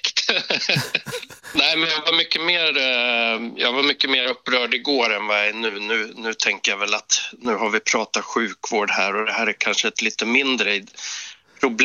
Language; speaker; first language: Swedish; native; Swedish